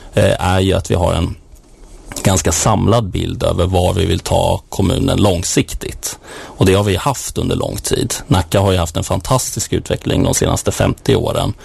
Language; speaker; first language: Swedish; native; Swedish